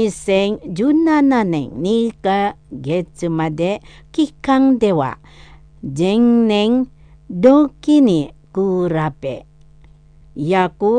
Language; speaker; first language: Japanese; non-native, learner; Indonesian